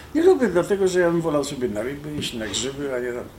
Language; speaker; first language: Polish; native; Polish